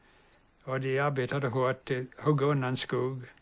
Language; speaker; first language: Swedish; early bilingual, heritage; English